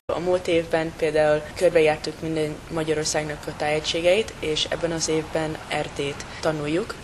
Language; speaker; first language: Hungarian; early bilingual, heritage; English